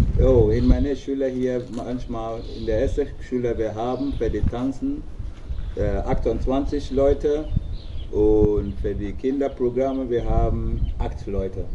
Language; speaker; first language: German; non-native, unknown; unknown